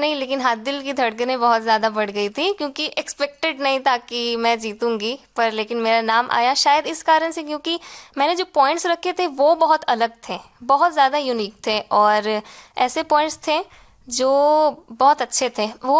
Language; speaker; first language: Hindi; native; Hindi